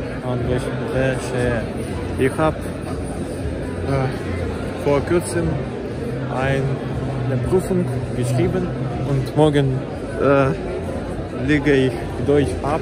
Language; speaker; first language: German; non-native, learner; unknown